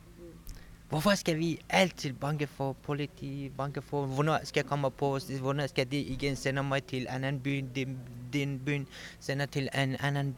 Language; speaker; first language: Danish; non-native, learner; Kurdish